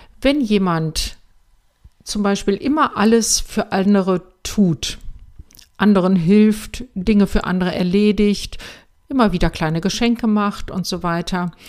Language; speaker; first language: German; native; German